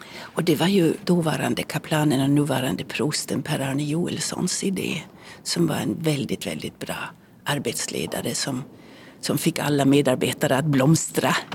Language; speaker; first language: Swedish; early bilingual, heritage; Swedish